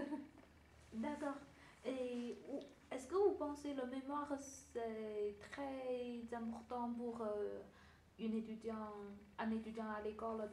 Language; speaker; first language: French; non-native, learner; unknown